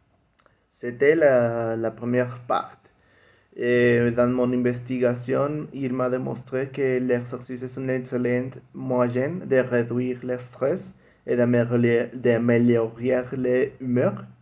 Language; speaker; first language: French; non-native, learner; Spanish